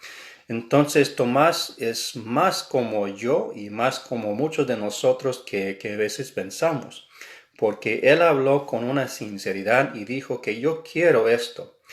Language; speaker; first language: Spanish; non-native, fluent; English